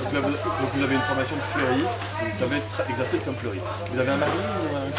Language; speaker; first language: French; native; French